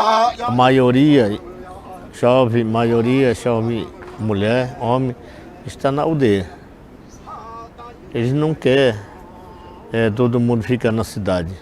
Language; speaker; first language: Portuguese; non-native, local second language; Yanomámi